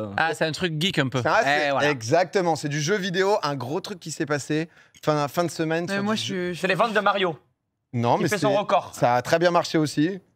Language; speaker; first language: French; native; French